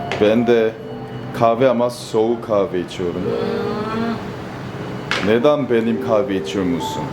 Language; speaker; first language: Turkish; non-native, learner; Korean